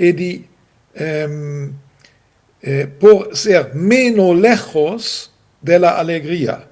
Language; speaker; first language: Spanish; non-native, fluent; German